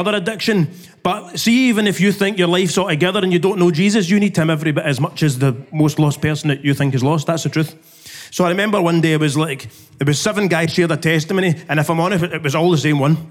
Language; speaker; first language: English; native; English